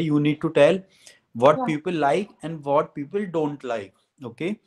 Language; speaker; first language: English; non-native, local second language; Hindi